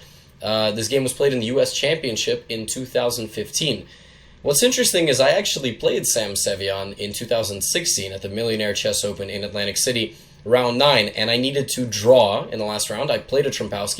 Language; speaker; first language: English; native; English